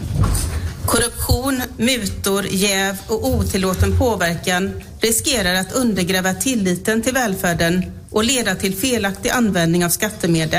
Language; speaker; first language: Swedish; native; Swedish